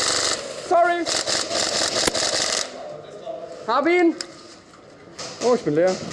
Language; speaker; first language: German; native; German